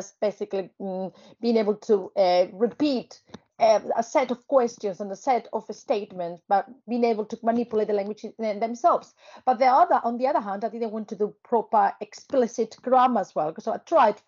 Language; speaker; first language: English; non-native, fluent; Spanish